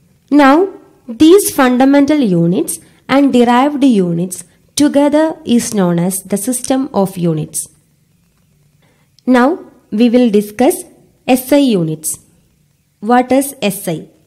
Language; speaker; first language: English; non-native, local second language; Malayalam